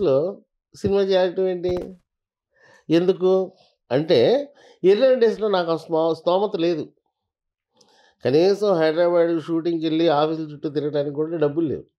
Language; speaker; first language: Telugu; native; Telugu